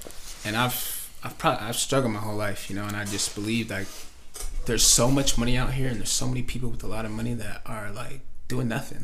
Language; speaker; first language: English; native; English